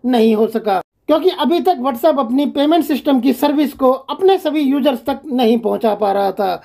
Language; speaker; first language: Hindi; native; Hindi